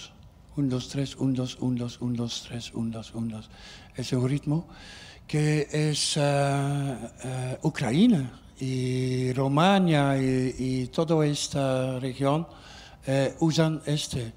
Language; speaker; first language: Spanish; non-native, learner; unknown